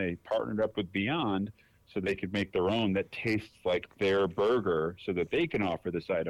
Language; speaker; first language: English; native; English